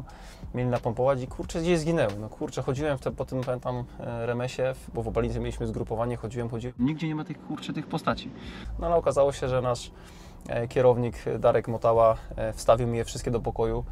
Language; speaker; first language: Polish; native; Polish